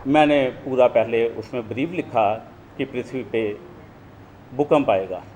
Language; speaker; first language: Hindi; non-native, local second language; Punjabi